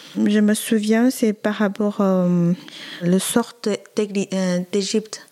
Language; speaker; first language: French; non-native, learner; Chinese